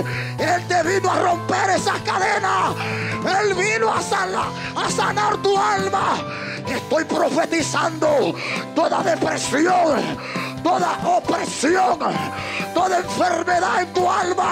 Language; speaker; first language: Spanish; native; Spanish